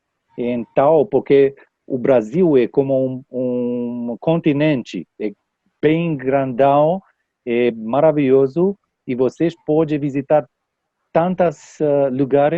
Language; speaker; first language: Portuguese; non-native, learner; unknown